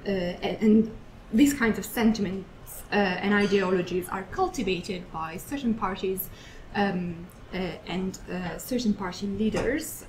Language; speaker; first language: English; non-native, fluent; Italian